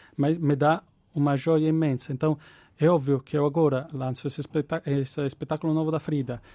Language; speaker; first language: Portuguese; non-native, fluent; Italian